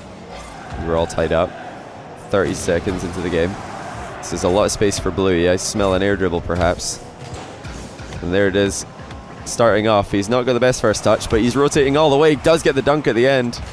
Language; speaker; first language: English; native; English